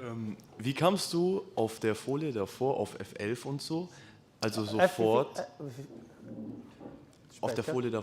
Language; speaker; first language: German; native; German